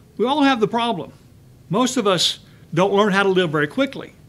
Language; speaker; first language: English; native; English